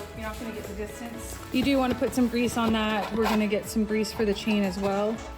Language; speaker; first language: English; native; English